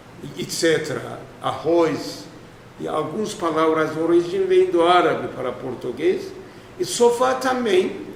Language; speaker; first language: Portuguese; non-native, fluent; Turkish